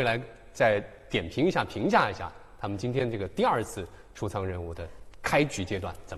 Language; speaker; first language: Chinese; native; Chinese